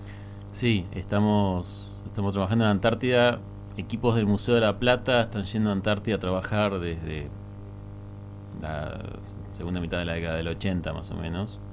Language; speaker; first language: Spanish; native; Spanish